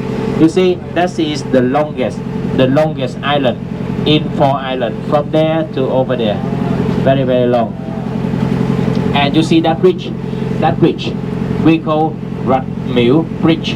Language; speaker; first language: English; non-native, learner; Vietnamese